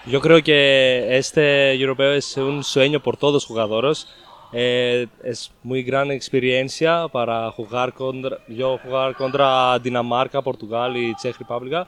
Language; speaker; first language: Spanish; non-native, learner; Greek